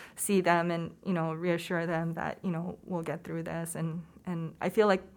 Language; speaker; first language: English; native; English